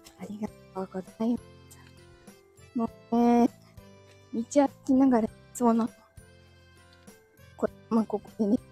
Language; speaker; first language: Japanese; native; Japanese